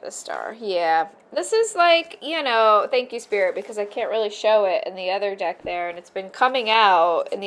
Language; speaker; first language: English; native; English